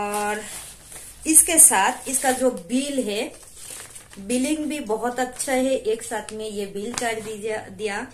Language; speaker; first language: Hindi; non-native, local second language; Bangla